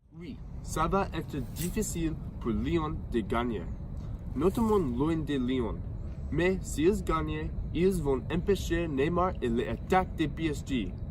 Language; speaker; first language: French; non-native, learner; English